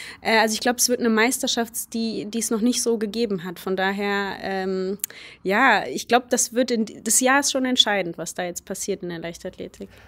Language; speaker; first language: German; early bilingual, other home language; Polish